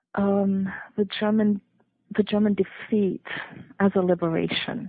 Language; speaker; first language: English; non-native, fluent; German